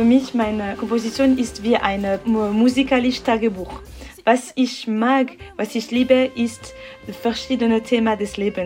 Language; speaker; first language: German; non-native, learner; French